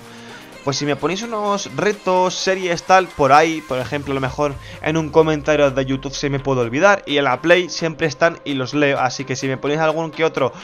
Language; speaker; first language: Spanish; native; Spanish